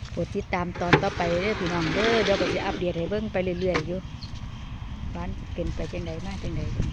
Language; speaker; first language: Thai; native; Thai